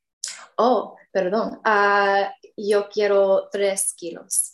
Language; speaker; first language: Spanish; non-native, learner; English